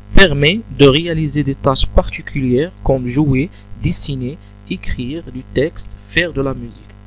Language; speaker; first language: French; non-native, local second language; Arabic